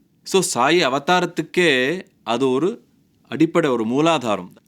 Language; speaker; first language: English; non-native, local second language; Tamil